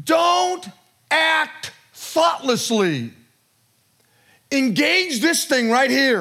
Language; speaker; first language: English; native; English